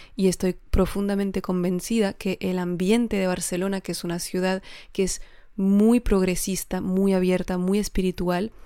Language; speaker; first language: Spanish; non-native, fluent; French